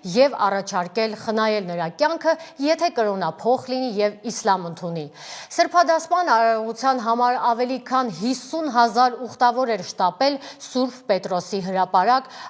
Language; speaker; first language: Armenian; native; Armenian